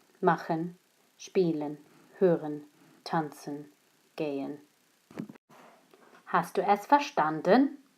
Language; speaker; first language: German; non-native, fluent; English